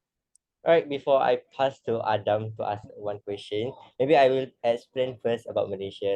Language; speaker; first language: English; non-native, learner; Malay